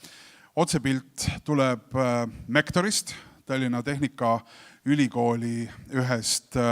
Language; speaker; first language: Estonian; native; Estonian